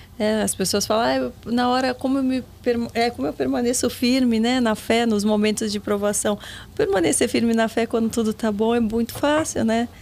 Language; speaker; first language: Portuguese; native; Portuguese